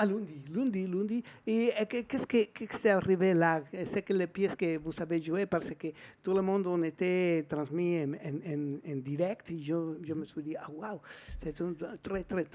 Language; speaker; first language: French; non-native, fluent; Spanish